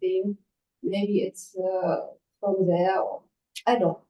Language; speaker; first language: English; non-native, learner; German